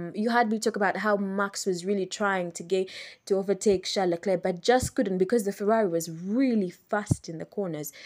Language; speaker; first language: English; non-native, local second language; Ganda